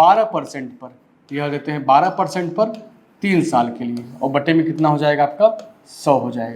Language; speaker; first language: Hindi; native; Hindi